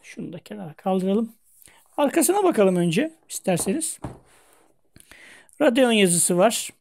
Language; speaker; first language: Turkish; native; Turkish